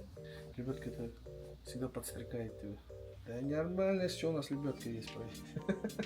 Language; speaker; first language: Russian; native; Russian